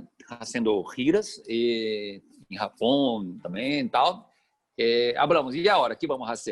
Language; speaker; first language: Spanish; non-native, fluent; Portuguese